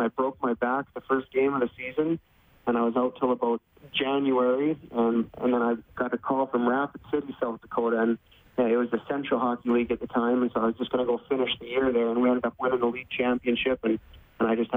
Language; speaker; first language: English; native; English